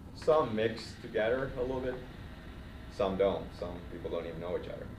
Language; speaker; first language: English; non-native, fluent; Swedish